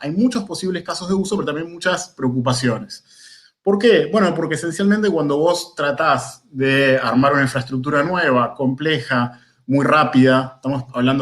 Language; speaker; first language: Spanish; native; Spanish